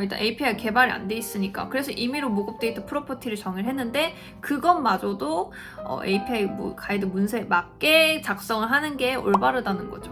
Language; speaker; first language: Korean; native; Korean